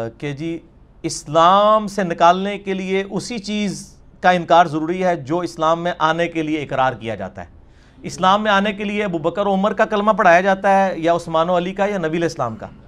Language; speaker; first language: Urdu; non-native, local second language; Punjabi